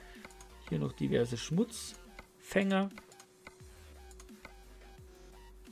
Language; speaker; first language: German; native; German